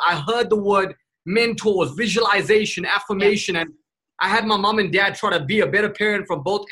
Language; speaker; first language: English; native; English